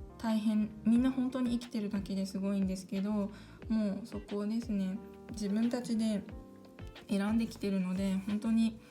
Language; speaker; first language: Japanese; early bilingual, other home language; Korean